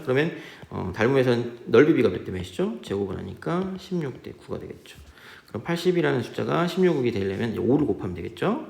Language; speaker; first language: Korean; native; Korean